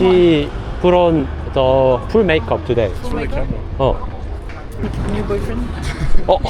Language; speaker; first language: English; non-native, fluent; Korean